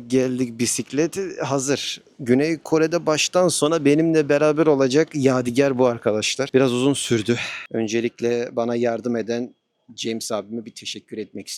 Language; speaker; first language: Turkish; native; Turkish